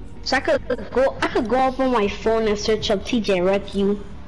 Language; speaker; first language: English; early bilingual, other home language; Spanish